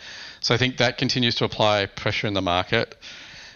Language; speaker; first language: English; native; English